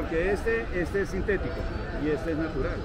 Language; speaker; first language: Spanish; native; Spanish